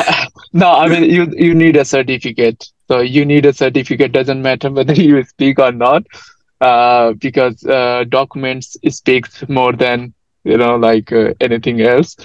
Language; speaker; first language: English; non-native, local second language; Nepali